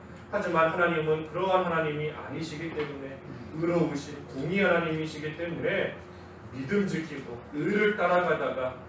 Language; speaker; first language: Korean; native; Korean